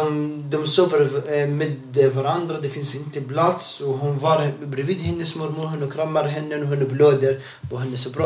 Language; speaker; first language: Swedish; non-native, learner; Arabic